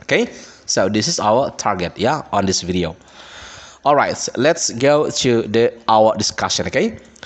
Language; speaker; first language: English; non-native, fluent; Indonesian